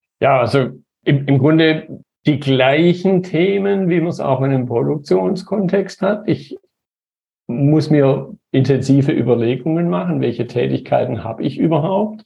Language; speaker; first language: German; native; German